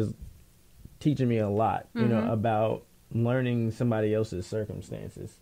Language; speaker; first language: English; native; English